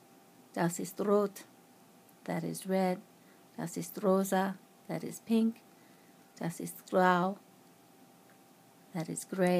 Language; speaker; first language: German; non-native, learner; English